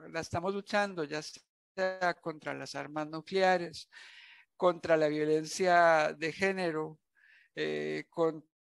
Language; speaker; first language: Spanish; native; Spanish